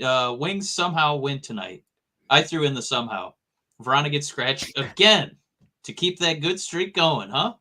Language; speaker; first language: English; native; English